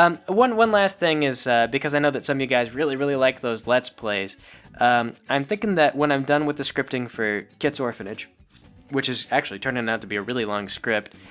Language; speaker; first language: English; native; English